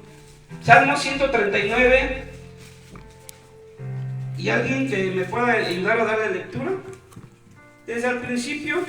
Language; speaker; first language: Spanish; native; Spanish